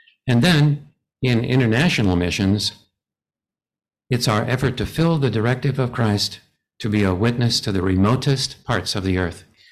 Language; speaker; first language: English; native; English